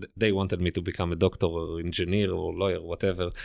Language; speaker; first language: English; non-native, fluent; Hebrew